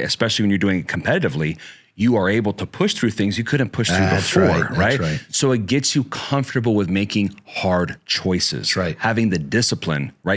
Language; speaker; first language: English; native; English